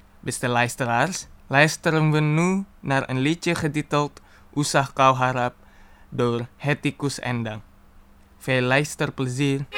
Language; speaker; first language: Dutch; non-native, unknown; Indonesian